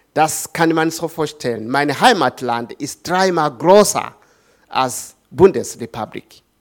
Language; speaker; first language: German; non-native, learner; Swahili